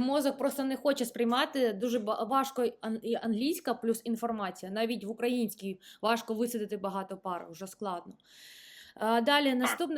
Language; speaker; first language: Ukrainian; native; Ukrainian